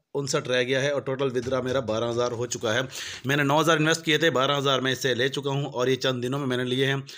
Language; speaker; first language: Urdu; non-native, local second language; Punjabi